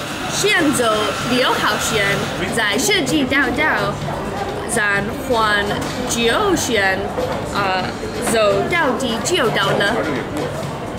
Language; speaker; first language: Chinese; non-native, learner; English